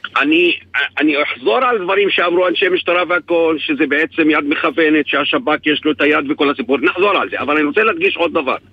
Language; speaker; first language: Hebrew; non-native, local second language; Arabic